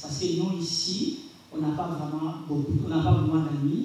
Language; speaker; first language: French; non-native, local second language; Lingala